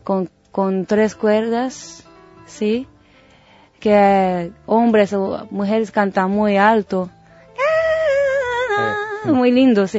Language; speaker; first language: Spanish; non-native, learner; Japanese